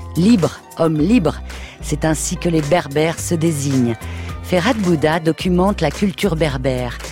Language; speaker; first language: French; native; French